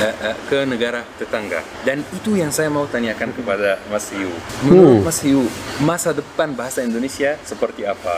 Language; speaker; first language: Indonesian; non-native, fluent; Arabic